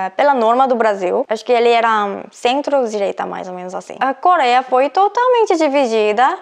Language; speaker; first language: Portuguese; non-native, fluent; Korean